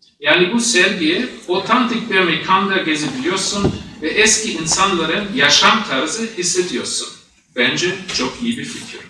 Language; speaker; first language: Turkish; non-native, fluent; German